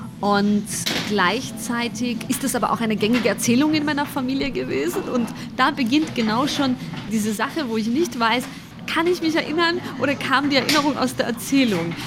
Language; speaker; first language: German; early bilingual, other home language; Bosnian